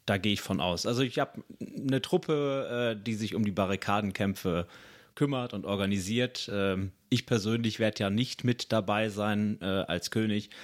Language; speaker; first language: German; native; German